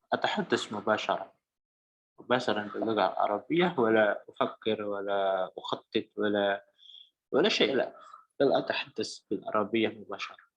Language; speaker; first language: Arabic; non-native, fluent; Indonesian